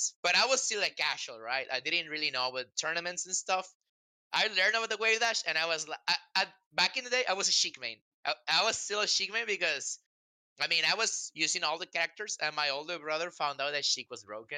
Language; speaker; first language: English; non-native, fluent; Spanish